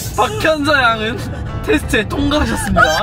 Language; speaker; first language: Korean; native; Korean